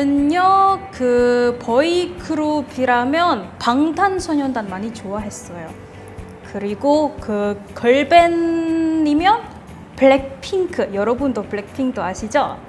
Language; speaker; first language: Korean; non-native, fluent; Indonesian